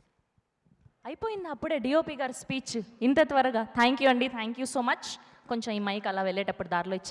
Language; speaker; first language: Telugu; native; Telugu